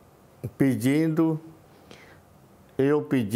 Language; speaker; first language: Portuguese; non-native, local second language; Yanomámi